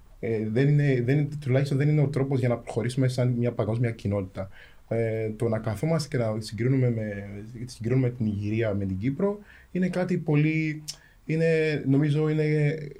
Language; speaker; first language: Greek; early bilingual, other home language; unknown